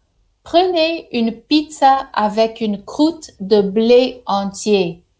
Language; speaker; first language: French; non-native, fluent; English